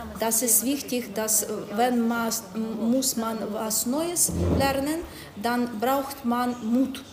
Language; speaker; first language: German; non-native, learner; Ukrainian